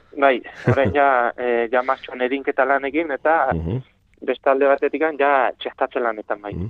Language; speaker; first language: Basque; native; Basque